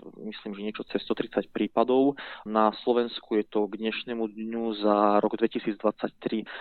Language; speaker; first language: Slovak; native; Slovak